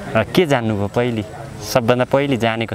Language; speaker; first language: Nepali; native; Nepali